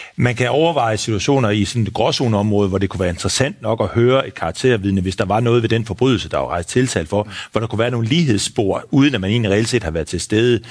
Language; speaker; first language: Danish; native; Danish